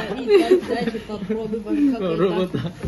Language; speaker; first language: Russian; non-native, learner; Swahili